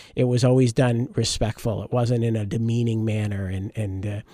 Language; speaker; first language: English; native; English